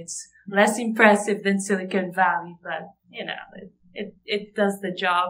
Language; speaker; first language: English; non-native, fluent; Portuguese